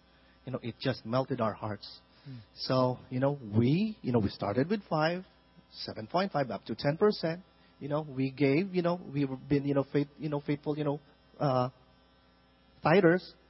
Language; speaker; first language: English; non-native, local second language; Filipino